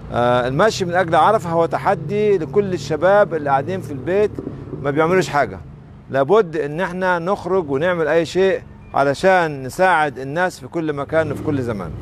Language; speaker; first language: Arabic; native; Arabic